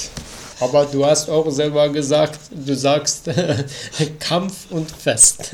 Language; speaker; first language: German; non-native, fluent; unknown